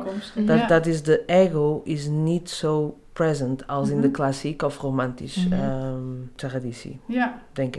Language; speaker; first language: Dutch; non-native, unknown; Portuguese